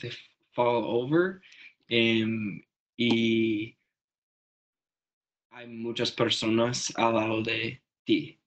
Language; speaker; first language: Spanish; non-native, learner; English